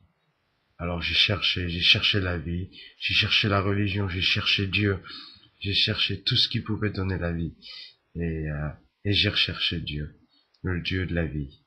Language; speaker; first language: French; native; French